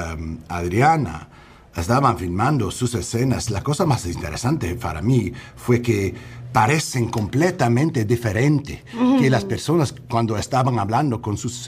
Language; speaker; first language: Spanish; non-native, fluent; English